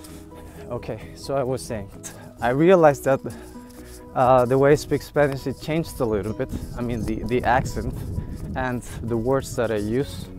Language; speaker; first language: English; non-native, fluent; Spanish